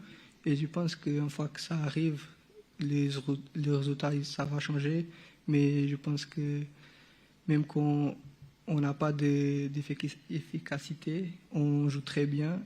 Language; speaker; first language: French; non-native, local second language; Portuguese